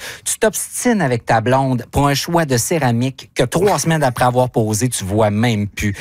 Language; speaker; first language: French; native; French